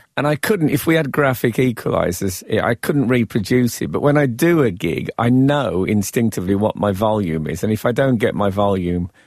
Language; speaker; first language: English; native; English